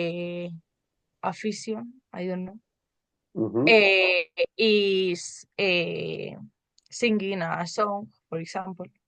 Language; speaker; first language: English; non-native, learner; Spanish